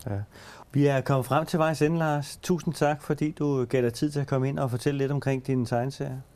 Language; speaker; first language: Danish; native; Danish